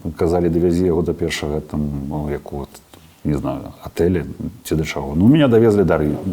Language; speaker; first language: Belarusian; non-native, local second language; Russian